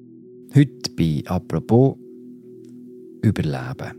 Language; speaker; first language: German; native; German